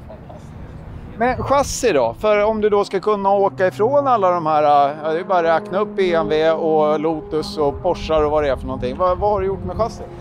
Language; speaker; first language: Swedish; native; Swedish